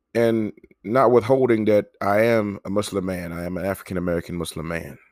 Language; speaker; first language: English; native; English